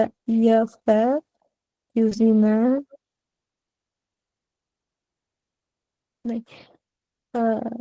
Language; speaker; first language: French; non-native, learner; Punjabi